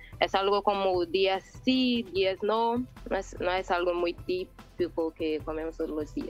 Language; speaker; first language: Spanish; non-native, learner; Portuguese